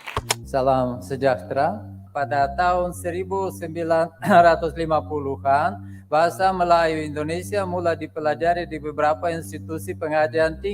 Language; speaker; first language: Indonesian; non-native, fluent; Russian